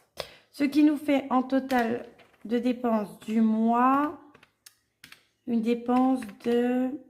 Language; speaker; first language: French; native; French